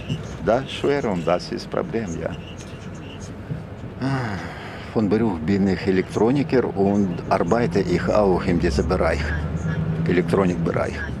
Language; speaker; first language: German; non-native, learner; Ukrainian